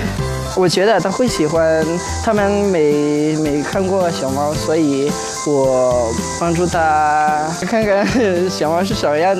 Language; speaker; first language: Chinese; non-native, learner; Malagasy